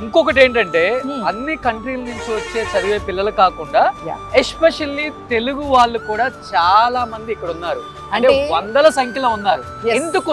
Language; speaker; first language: Telugu; native; Telugu